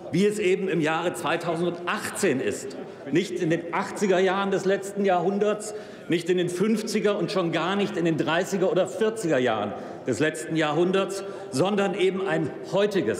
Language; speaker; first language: German; native; German